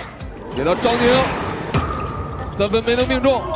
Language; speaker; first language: Chinese; native; Chinese